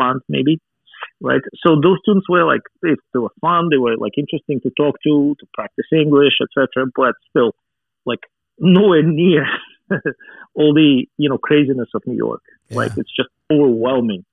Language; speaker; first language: English; non-native, fluent; Russian